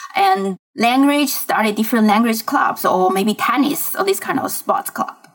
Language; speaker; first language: English; non-native, fluent; Chinese